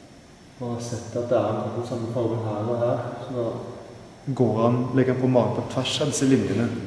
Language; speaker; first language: Norwegian; native; Norwegian